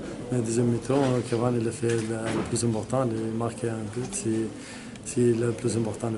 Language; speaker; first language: French; non-native, fluent; Arabic